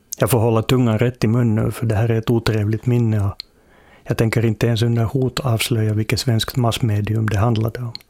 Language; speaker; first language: Swedish; native; Swedish